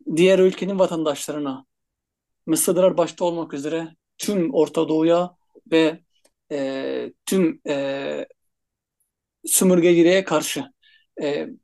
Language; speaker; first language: Turkish; non-native, fluent; Arabic